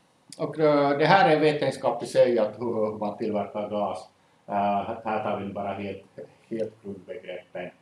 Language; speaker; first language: Swedish; native; Swedish